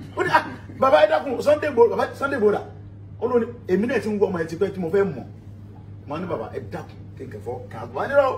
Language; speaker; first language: Yoruba; native; Yoruba